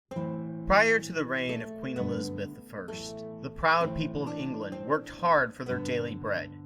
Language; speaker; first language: English; native; English